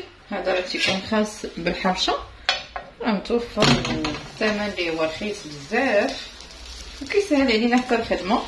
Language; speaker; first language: Arabic; native; Arabic